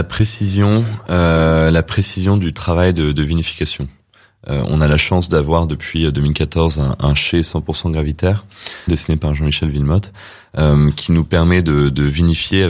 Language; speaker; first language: French; native; French